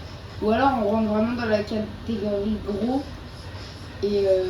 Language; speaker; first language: French; native; French